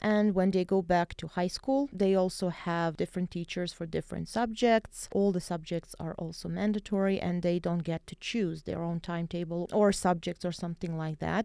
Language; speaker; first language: English; non-native, fluent; Bosnian